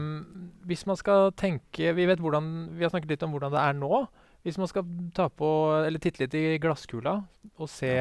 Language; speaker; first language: Norwegian; native; Norwegian